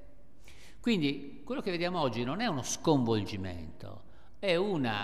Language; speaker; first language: Italian; native; Italian